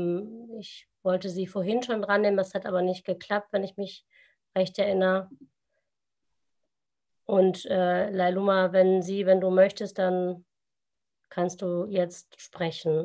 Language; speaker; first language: German; native; German